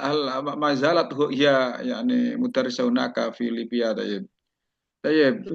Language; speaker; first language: Arabic; non-native, fluent; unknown